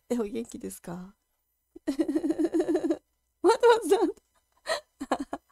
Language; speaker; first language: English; non-native, fluent; Japanese